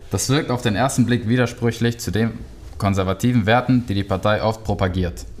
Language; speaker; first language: German; early bilingual, other home language; Spanish